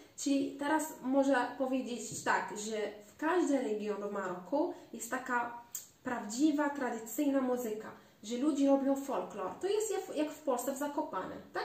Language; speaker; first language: Polish; non-native, learner; Arabic